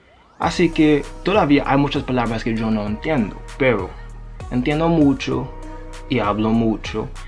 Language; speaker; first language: Spanish; non-native, learner; Haitian Creole